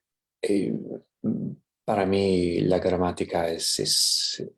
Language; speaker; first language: Spanish; non-native, fluent; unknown